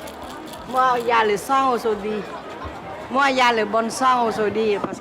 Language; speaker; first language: French; non-native, learner; Khmer